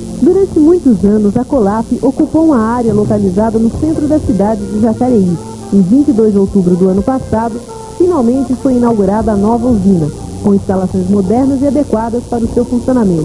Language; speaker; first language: Portuguese; native; Portuguese